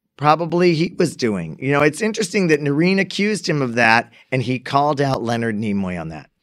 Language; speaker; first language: English; native; English